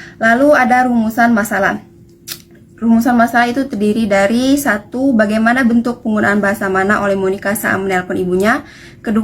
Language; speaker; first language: Indonesian; non-native, local second language; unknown